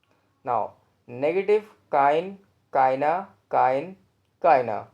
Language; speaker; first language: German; non-native, learner; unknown